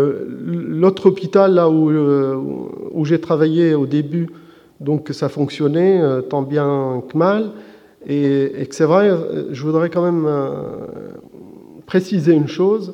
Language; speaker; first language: French; non-native, fluent; Arabic